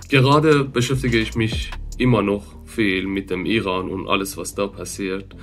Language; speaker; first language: German; non-native, fluent; Persian